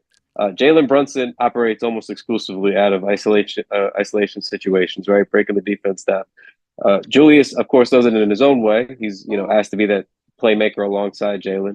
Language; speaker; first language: English; native; English